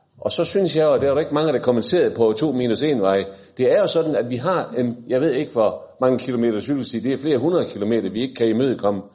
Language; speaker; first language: Danish; native; Danish